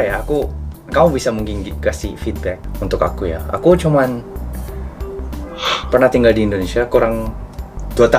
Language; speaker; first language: Indonesian; non-native, fluent; Korean